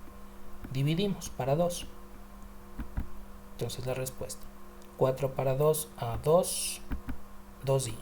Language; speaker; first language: Spanish; native; Spanish